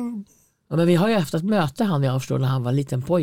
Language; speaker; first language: Swedish; native; Swedish